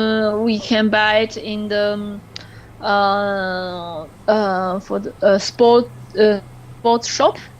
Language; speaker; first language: English; non-native, learner; French